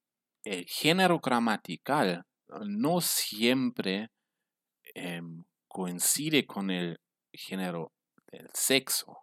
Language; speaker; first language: Spanish; non-native, fluent; German